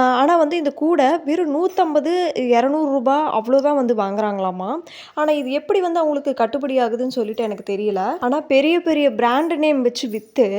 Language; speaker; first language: Tamil; native; Tamil